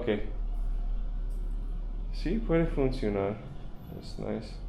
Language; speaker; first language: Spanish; non-native, fluent; English